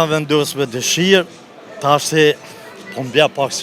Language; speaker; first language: Albanian; native; Albanian